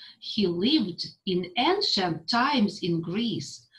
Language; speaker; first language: English; non-native, fluent; Russian